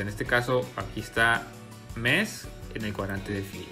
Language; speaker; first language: Spanish; native; Spanish